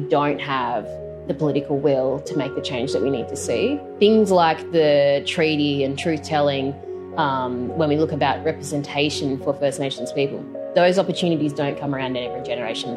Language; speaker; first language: English; native; English